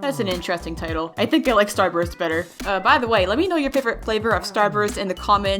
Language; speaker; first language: English; native; English